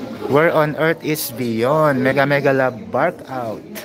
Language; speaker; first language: English; non-native, local second language; Filipino